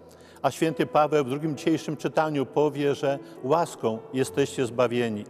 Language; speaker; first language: Polish; native; Polish